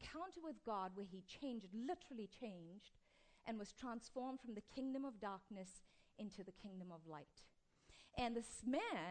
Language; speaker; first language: English; native; English